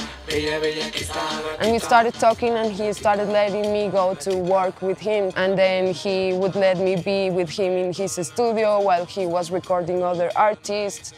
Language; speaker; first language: English; non-native, fluent; Spanish